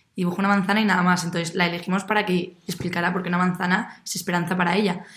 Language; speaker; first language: Spanish; native; Spanish